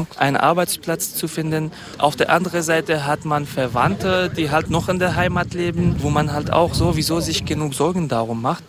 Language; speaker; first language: German; non-native, fluent; Kurdish